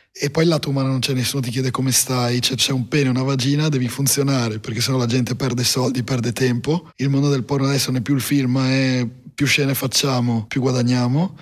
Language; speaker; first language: Italian; native; Italian